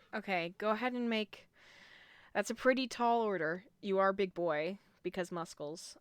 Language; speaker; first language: English; native; English